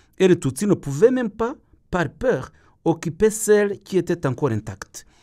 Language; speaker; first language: French; non-native, local second language; Kinyarwanda